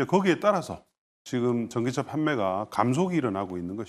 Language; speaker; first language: Korean; native; Korean